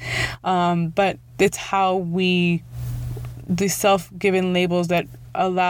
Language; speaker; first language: English; early bilingual, other home language; Spanish